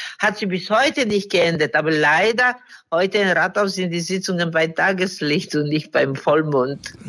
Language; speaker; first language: German; non-native, fluent; Romanian